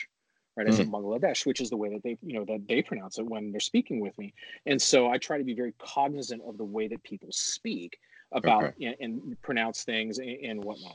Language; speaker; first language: English; native; English